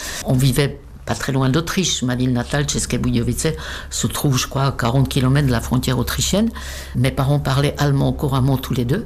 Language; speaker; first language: French; non-native, fluent; Czech